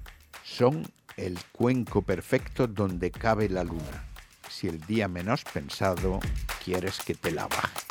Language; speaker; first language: Spanish; native; Spanish